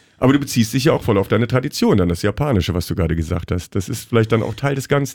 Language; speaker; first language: German; native; German